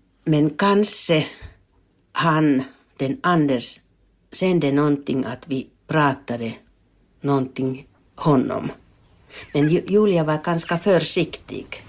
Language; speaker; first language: Swedish; non-native, learner; Finnish